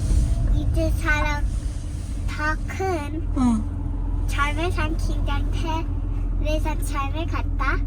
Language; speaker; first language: Korean; early bilingual, heritage; Korean